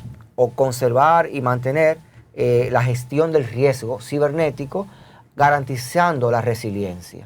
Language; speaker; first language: Spanish; native; Spanish